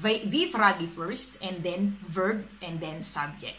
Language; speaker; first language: English; non-native, local second language; Filipino